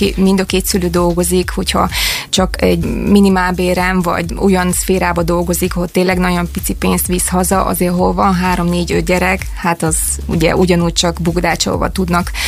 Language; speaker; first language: Hungarian; non-native, fluent; Ukrainian